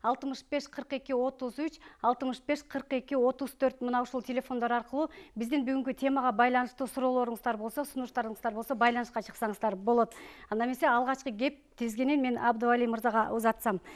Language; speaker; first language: Kyrgyz; native; Kyrgyz